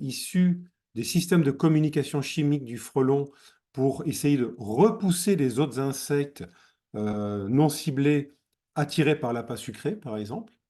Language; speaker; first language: French; native; French